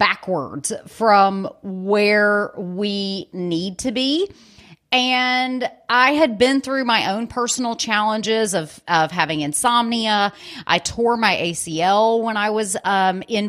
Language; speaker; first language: English; native; English